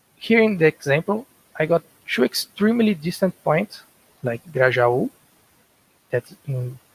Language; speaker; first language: English; non-native, learner; Portuguese